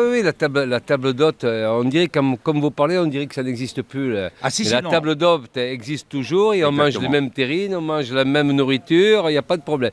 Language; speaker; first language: French; native; French